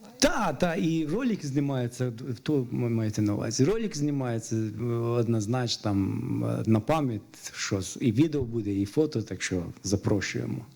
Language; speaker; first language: Ukrainian; non-native, fluent; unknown